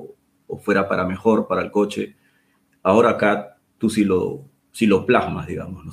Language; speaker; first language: Spanish; native; Spanish